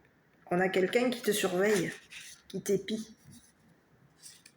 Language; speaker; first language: French; native; French